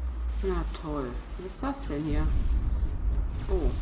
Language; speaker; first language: German; native; German